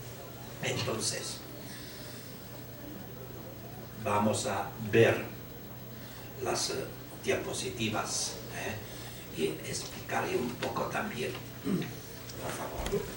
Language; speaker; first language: Spanish; non-native, learner; Chinese